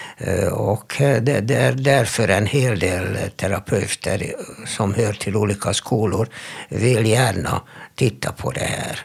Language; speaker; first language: Swedish; non-native, fluent; Hungarian